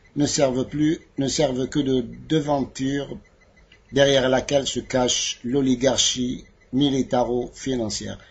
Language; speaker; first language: French; non-native, local second language; Arabic